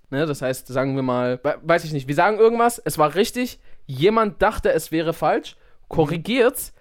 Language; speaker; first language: German; native; German